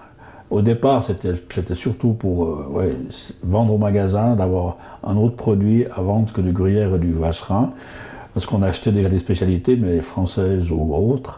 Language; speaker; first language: French; native; French